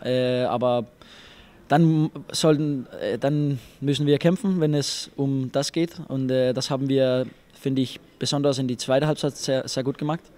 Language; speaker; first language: German; non-native, fluent; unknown